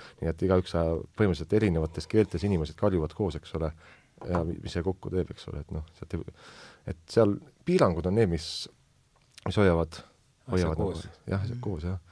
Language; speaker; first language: Estonian; native; Estonian